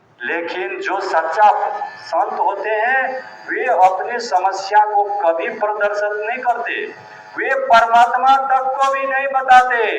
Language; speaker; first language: Hindi; non-native, fluent; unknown